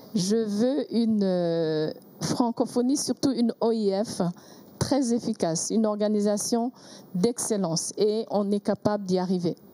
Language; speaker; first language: French; non-native, local second language; Kinyarwanda